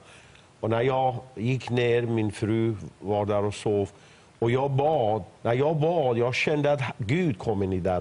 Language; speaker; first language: Swedish; non-native, fluent; Persian